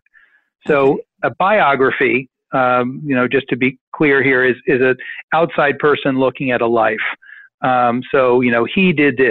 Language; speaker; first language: English; native; English